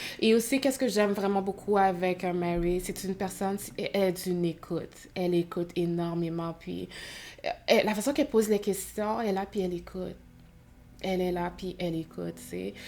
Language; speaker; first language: French; native; French